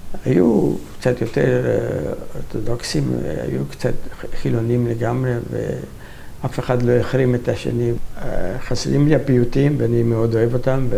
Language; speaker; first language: Hebrew; non-native, fluent; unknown